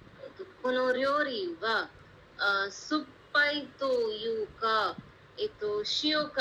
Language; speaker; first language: Japanese; non-native, learner; Hindi